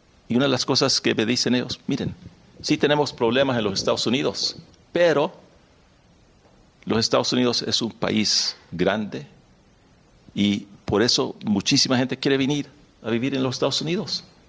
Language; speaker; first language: Spanish; early bilingual, heritage; Spanish